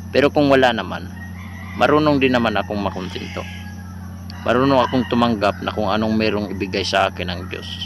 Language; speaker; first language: Filipino; non-native, local second language; Waray